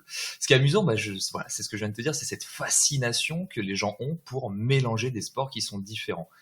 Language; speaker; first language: French; native; French